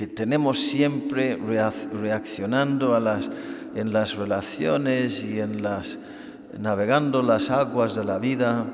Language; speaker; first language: Spanish; non-native, fluent; English